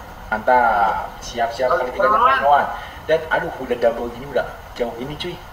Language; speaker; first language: Indonesian; native; Indonesian